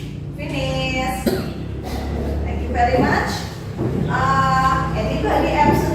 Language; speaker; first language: English; non-native, fluent; Indonesian